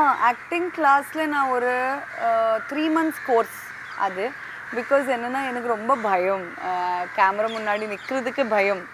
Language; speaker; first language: Tamil; non-native, fluent; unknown